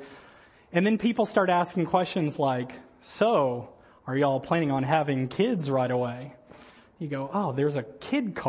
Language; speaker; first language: English; native; English